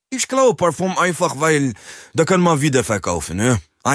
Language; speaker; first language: German; non-native, fluent; French